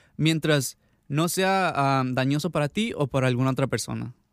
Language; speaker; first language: Spanish; native; Spanish